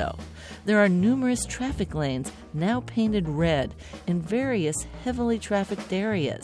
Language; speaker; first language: English; native; English